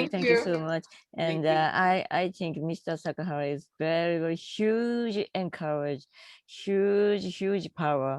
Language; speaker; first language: English; non-native, learner; Japanese